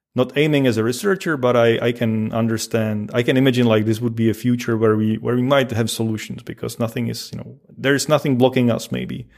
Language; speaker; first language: English; non-native, fluent; Czech